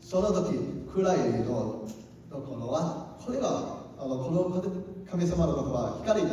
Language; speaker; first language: Japanese; non-native, learner; Cantonese